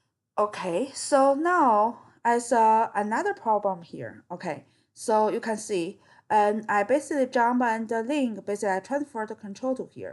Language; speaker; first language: English; non-native, fluent; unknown